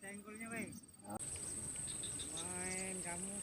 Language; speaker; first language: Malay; non-native, local second language; Javanese